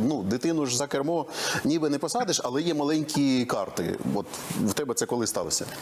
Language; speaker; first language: Ukrainian; native; Ukrainian